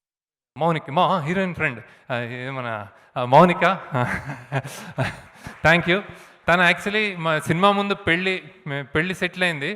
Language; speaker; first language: Telugu; native; Telugu